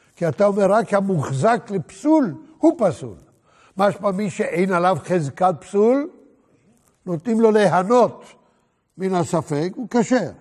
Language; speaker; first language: Hebrew; native; Hebrew